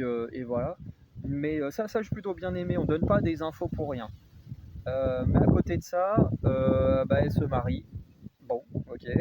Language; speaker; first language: French; native; French